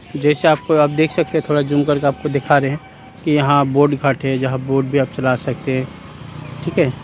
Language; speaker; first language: Hindi; non-native, local second language; Bangla